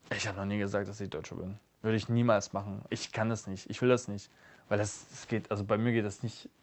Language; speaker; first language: German; non-native, local second language; Upper Sorbian